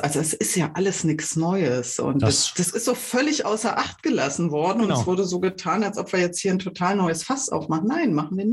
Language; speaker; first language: German; native; German